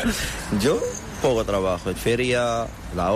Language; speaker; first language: Spanish; non-native, learner; Arabic